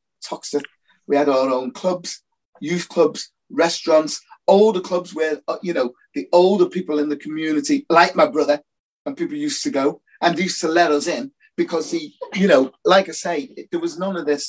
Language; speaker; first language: English; native; English